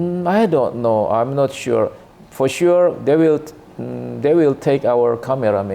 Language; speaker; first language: English; non-native, learner; Indonesian